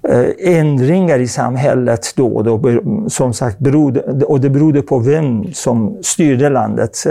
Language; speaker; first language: Swedish; non-native, fluent; Persian